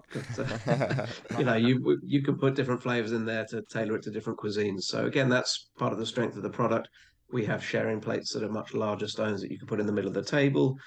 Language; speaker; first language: English; native; English